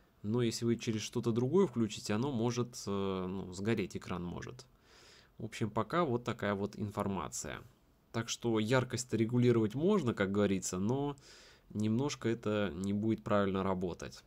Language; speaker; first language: Russian; native; Russian